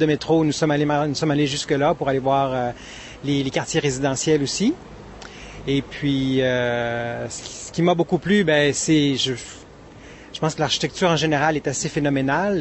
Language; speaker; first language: French; native; French